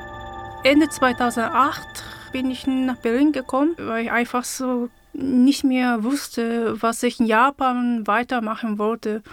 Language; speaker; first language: German; non-native, fluent; Japanese